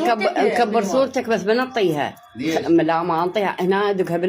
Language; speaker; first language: Arabic; native; Arabic